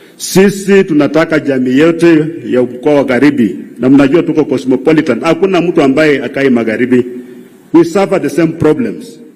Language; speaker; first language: Swahili; non-native, local second language; Luyia